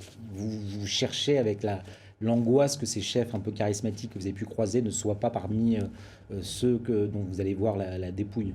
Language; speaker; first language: French; native; French